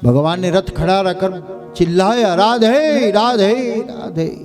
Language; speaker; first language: Hindi; non-native, local second language; Gujarati